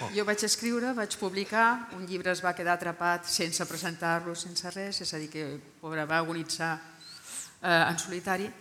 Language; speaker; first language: Catalan; non-native, local second language; Spanish